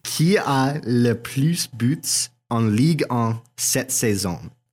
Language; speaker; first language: French; non-native, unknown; English